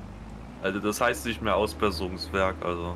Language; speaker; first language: German; native; German